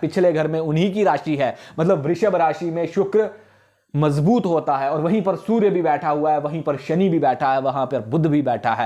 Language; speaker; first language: Hindi; native; Hindi